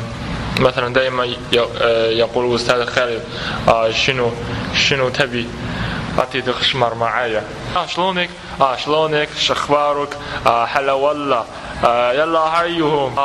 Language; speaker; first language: Arabic; non-native, fluent; Chinese